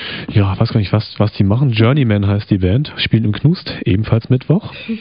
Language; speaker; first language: German; native; German